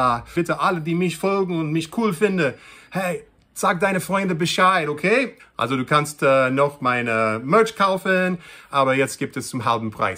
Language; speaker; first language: German; non-native, learner; English